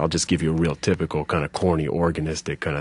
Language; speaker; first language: English; native; English